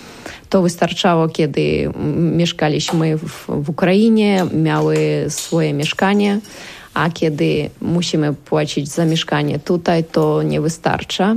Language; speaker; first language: Polish; non-native, learner; Ukrainian